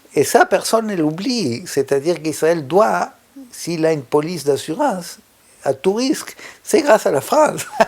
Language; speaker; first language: French; non-native, fluent; Spanish